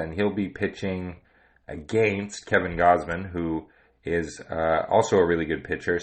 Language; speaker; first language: English; native; English